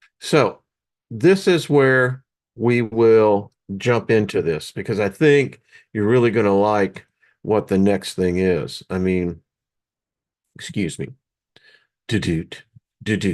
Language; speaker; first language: English; native; English